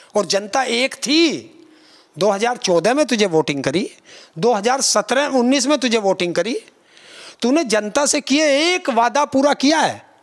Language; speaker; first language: Hindi; native; Hindi